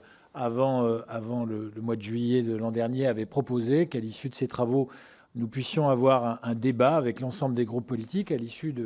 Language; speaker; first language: French; native; French